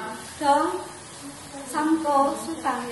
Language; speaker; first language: Cantonese; non-native, learner; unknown